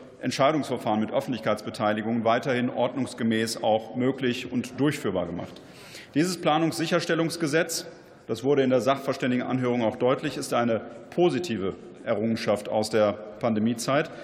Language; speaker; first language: German; native; German